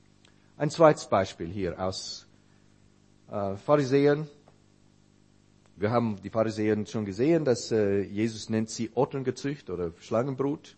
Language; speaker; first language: German; non-native, fluent; English